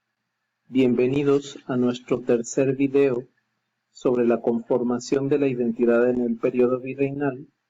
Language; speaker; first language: Spanish; native; Spanish